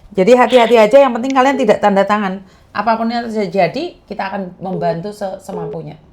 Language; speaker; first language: Indonesian; non-native, local second language; Javanese